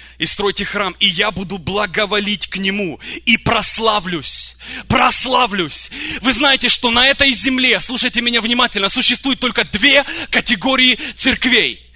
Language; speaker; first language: Russian; early bilingual, other home language; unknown